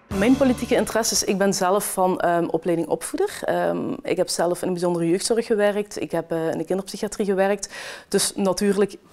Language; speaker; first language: Dutch; native; Dutch